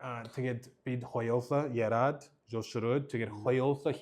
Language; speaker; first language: Mongolian; non-native, learner; English